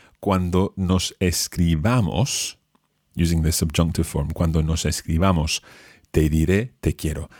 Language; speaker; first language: Spanish; non-native, fluent; English